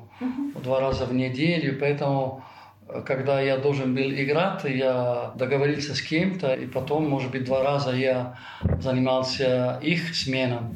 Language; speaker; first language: Russian; non-native, fluent; Italian